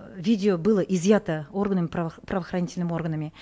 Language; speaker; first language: Russian; non-native, local second language; Kazakh